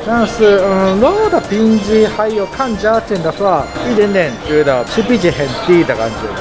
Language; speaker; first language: Chinese; non-native, fluent; Japanese